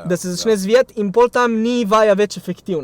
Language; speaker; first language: Slovenian; native; Slovenian